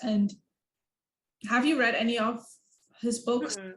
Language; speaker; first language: English; non-native, fluent; German